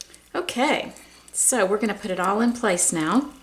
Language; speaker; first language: English; native; English